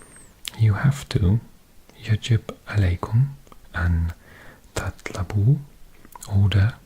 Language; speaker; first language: Arabic; non-native, learner; English